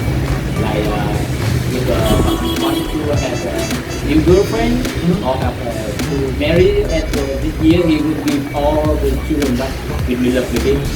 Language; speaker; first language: English; non-native, learner; Vietnamese